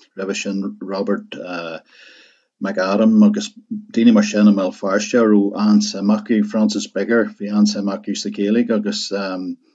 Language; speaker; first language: Irish; non-native, local second language; English